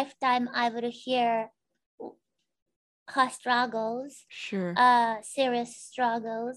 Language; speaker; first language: English; non-native, fluent; Japanese